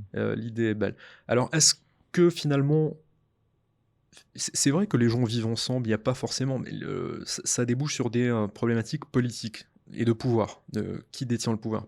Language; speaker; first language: French; native; French